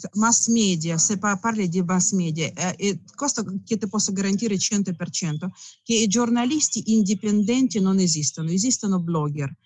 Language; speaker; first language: Italian; non-native, fluent; Russian